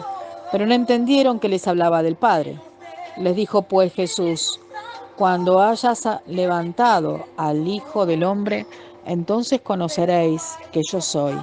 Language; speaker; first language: Spanish; native; Spanish